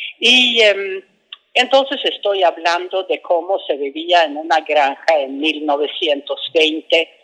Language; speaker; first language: Spanish; non-native, fluent; Swedish